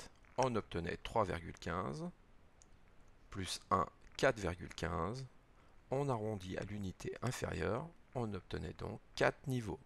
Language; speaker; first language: French; native; French